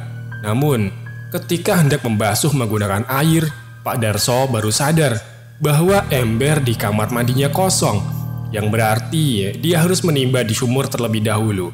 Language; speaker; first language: Indonesian; native; Indonesian